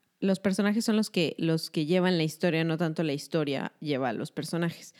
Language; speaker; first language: Spanish; native; Spanish